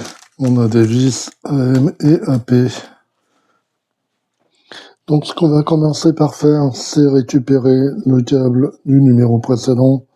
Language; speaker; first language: French; native; French